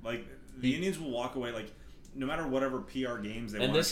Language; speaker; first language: English; native; English